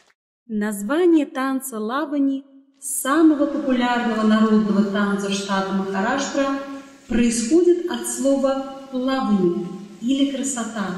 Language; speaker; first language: Russian; native; Russian